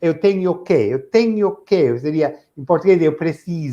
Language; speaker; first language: Portuguese; non-native, fluent; English